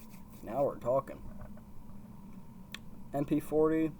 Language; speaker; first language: English; native; English